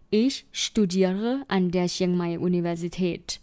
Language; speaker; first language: German; non-native, fluent; Thai